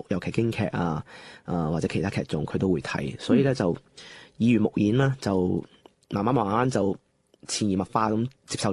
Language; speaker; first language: Cantonese; non-native, local second language; Chinese